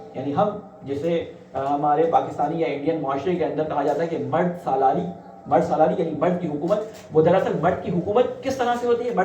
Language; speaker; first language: Urdu; native; Urdu